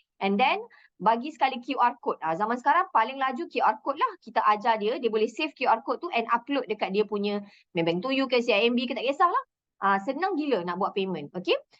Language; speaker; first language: Malay; native; Malay